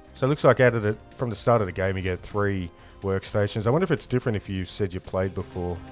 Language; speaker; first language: English; native; English